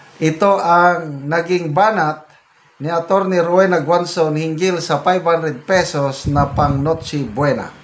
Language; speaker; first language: Filipino; native; Filipino